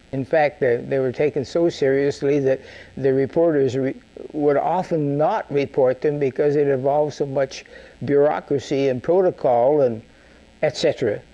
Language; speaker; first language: English; native; English